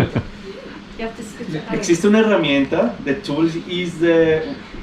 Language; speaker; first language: English; non-native, learner; Spanish